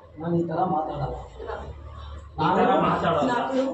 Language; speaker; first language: Kannada; non-native, learner; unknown